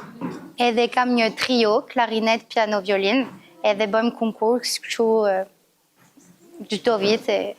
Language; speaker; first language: Albanian; early bilingual, heritage; Albanian